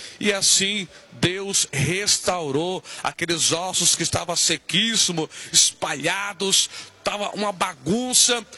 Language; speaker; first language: Portuguese; native; Portuguese